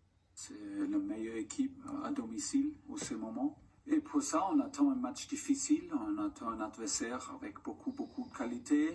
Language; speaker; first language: French; non-native, fluent; German